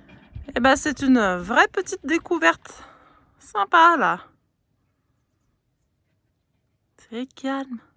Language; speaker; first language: French; native; French